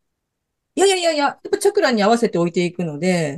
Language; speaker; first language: Japanese; native; Japanese